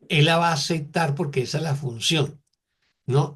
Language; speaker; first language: Spanish; native; Spanish